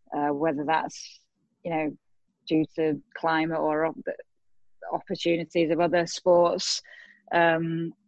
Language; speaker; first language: English; native; English